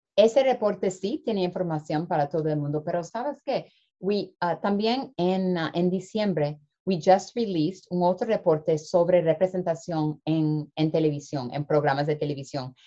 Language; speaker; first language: Spanish; early bilingual, heritage; Spanish